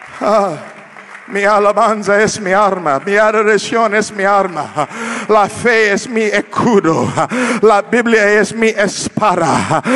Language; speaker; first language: Spanish; non-native, learner; English